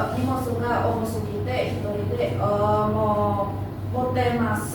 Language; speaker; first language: Japanese; non-native, learner; Indonesian